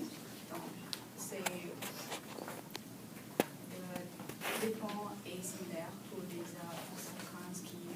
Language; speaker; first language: French; non-native, learner; English